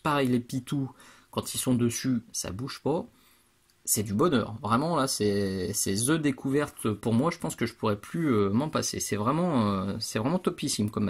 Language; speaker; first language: French; native; French